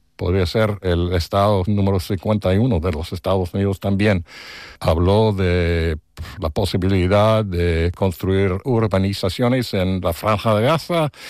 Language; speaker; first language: Spanish; non-native, fluent; English